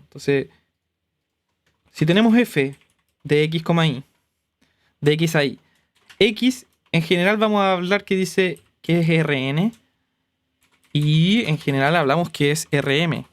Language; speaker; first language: Spanish; native; Spanish